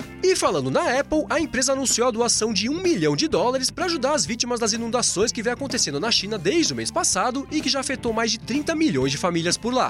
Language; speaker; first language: Portuguese; native; Portuguese